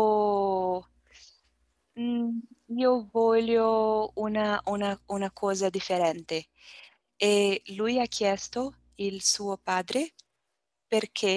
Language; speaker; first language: Italian; non-native, learner; Portuguese